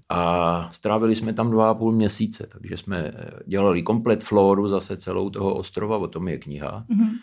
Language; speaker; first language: Czech; early bilingual, heritage; Czech